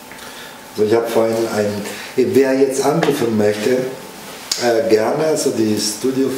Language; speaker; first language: German; non-native, fluent; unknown